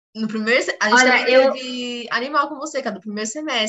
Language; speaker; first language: Portuguese; native; Portuguese